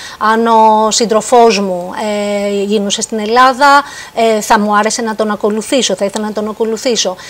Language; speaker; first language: Greek; native; Greek